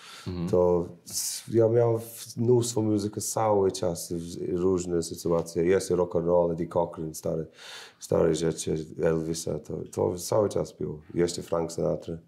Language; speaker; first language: Polish; non-native, learner; English